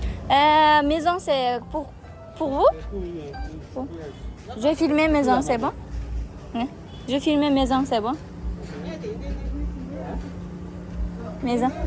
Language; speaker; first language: French; non-native, learner; Kazakh